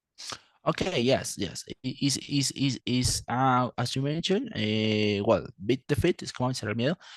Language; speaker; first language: English; non-native, fluent; Spanish